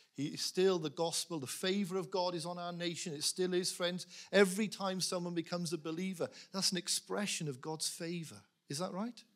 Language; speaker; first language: English; native; English